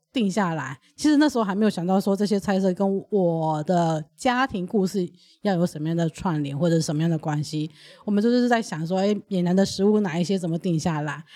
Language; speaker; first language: Chinese; early bilingual, other home language; Burmese